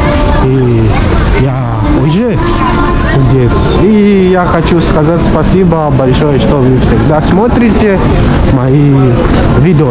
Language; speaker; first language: Russian; non-native, fluent; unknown